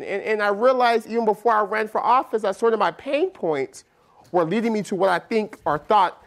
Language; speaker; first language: English; native; English